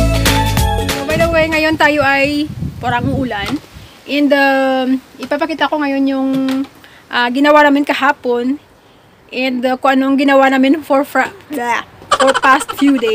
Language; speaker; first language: Filipino; non-native, local second language; Hiligaynon